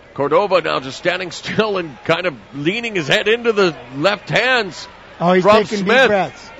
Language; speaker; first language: English; native; English